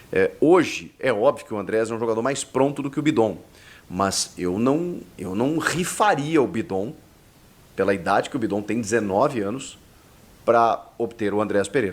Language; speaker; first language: Portuguese; native; Portuguese